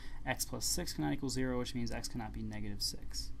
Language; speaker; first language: English; native; English